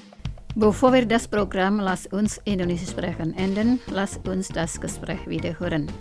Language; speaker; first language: German; non-native, fluent; Indonesian